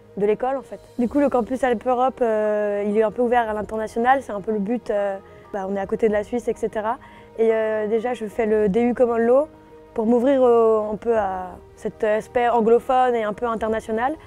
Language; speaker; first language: French; native; French